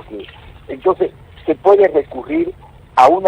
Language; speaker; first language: Spanish; native; Spanish